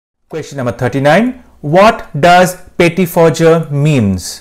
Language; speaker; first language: English; non-native, local second language; Bangla